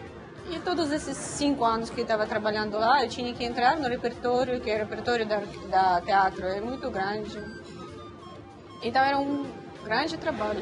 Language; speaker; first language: Portuguese; non-native, fluent; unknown